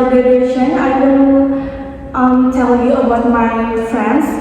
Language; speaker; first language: English; non-native, fluent; Indonesian